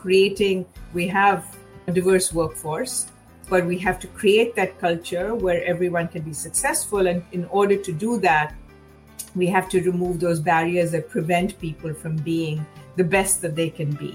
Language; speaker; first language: English; non-native, local second language; Hindi